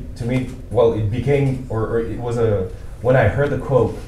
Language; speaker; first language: English; non-native, local second language; French